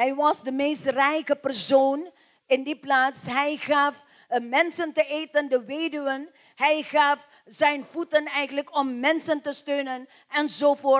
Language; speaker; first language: Dutch; non-native, learner; Indonesian